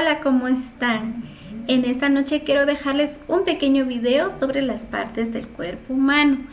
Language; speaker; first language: Spanish; non-native, local second language; Kʼicheʼ